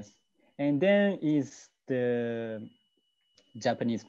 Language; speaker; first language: English; non-native, learner; Japanese